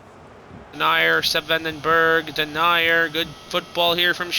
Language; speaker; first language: English; native; English